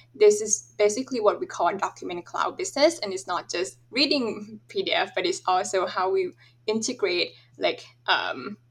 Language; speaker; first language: English; non-native, fluent; Thai